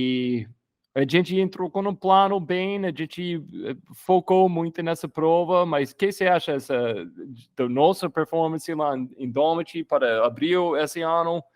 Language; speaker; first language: Portuguese; non-native, fluent; English